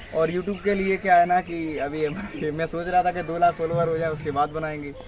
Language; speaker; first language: Hindi; native; Hindi